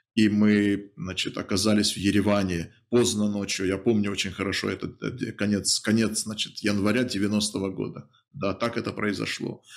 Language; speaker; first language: Russian; native; Russian